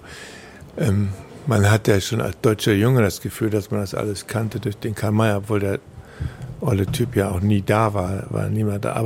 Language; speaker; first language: German; native; German